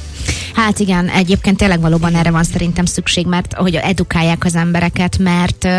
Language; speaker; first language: Hungarian; native; Hungarian